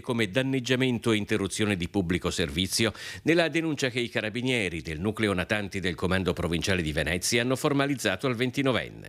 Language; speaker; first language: Italian; native; Italian